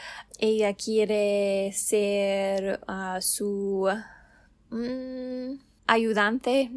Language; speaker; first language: Spanish; non-native, learner; English